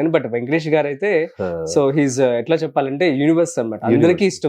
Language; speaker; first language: Telugu; native; Telugu